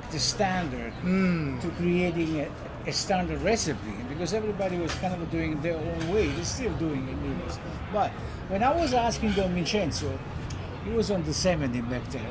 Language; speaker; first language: English; non-native, fluent; Italian